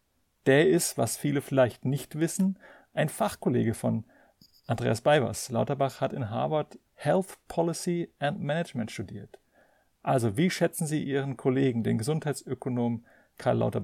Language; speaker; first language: German; native; German